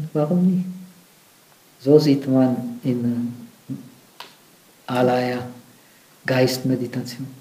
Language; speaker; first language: German; non-native, fluent; Czech